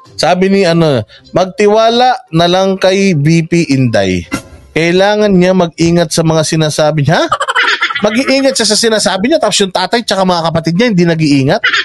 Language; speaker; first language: Filipino; non-native, local second language; Iloko